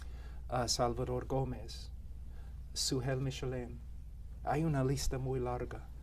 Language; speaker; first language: Spanish; non-native, fluent; English